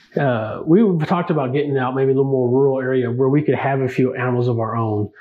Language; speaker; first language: English; native; English